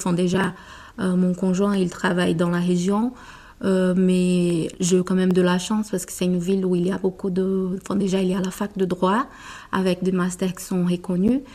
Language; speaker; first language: French; non-native, fluent; Portuguese